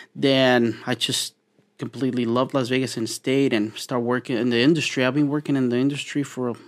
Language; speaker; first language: English; non-native, fluent; Spanish